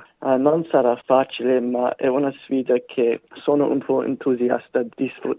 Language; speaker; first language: Italian; non-native, fluent; English